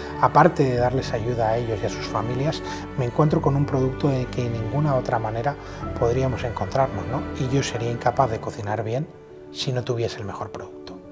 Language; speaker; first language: Spanish; native; Spanish